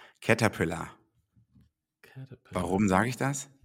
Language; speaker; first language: German; native; German